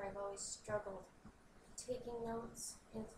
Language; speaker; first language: English; native; English